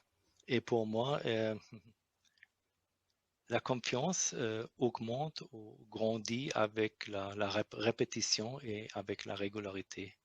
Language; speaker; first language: French; non-native, learner; German